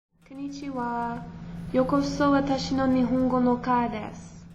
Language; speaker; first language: Japanese; non-native, learner; English